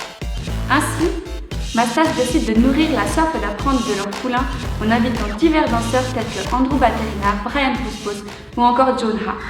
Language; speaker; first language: French; native; French